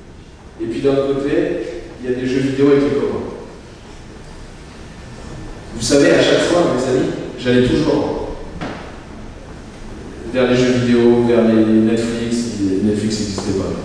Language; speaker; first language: French; native; French